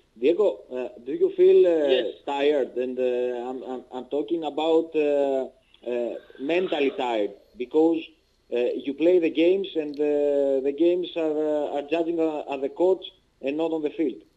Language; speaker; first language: English; non-native, learner; Greek